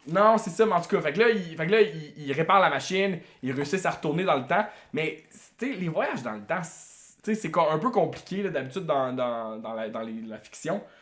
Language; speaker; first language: French; native; French